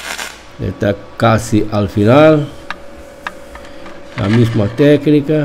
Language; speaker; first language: Spanish; non-native, fluent; Portuguese